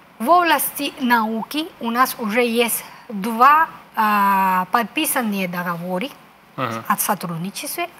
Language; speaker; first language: Russian; non-native, fluent; Spanish